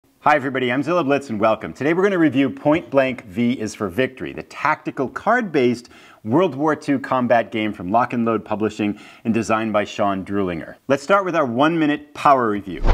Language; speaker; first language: English; native; English